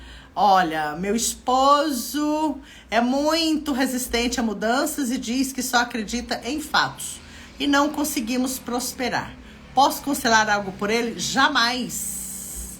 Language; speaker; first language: Portuguese; native; Portuguese